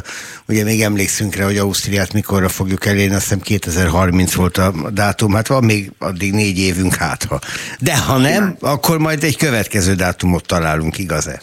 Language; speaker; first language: Hungarian; native; Hungarian